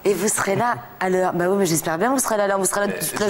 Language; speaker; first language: French; native; French